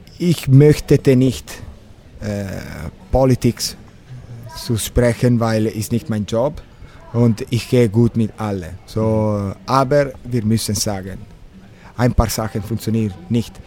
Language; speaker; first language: German; non-native, local second language; Italian